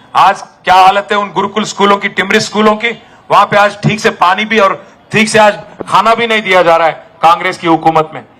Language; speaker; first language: Hindi; non-native, local second language; Telugu